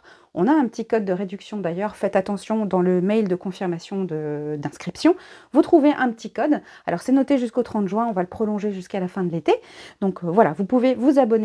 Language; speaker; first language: French; native; French